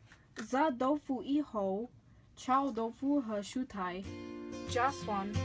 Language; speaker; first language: Chinese; non-native, learner; English